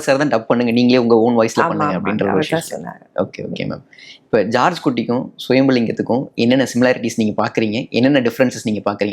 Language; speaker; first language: Tamil; native; Tamil